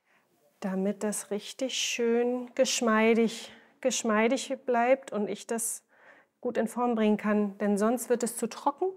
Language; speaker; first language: German; native; German